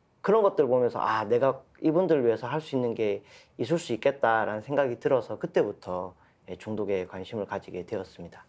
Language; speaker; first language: Korean; native; Korean